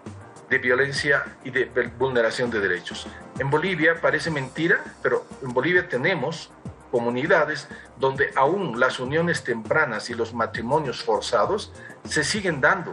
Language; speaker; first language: Spanish; native; Spanish